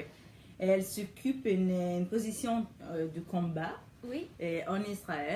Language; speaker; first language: French; non-native, learner; Hebrew